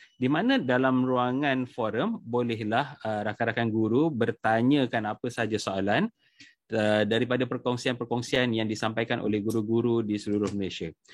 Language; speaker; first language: Malay; native; Malay